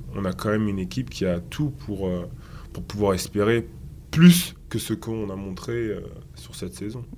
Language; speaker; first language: French; native; French